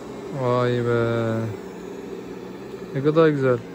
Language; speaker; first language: Turkish; native; Turkish